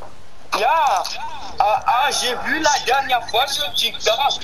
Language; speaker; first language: French; native; French